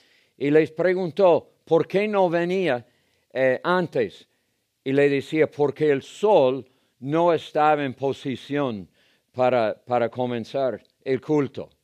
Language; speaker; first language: Spanish; non-native, fluent; English